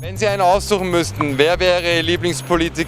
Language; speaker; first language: German; native; German